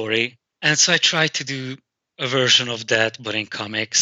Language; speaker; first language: English; non-native, fluent; Hungarian